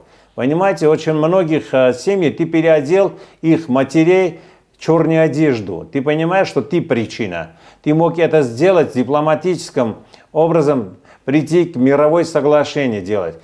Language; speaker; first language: Russian; non-native, fluent; Armenian